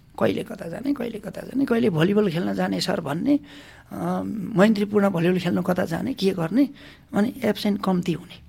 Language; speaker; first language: Nepali; non-native, local second language; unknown